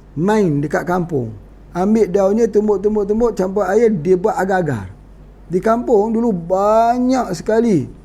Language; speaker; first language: Malay; native; Malay